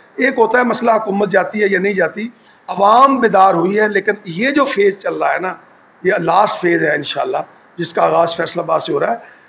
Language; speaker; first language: Urdu; non-native, local second language; Punjabi